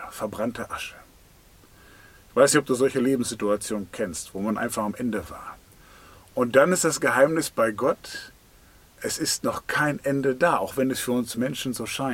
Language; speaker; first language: German; native; German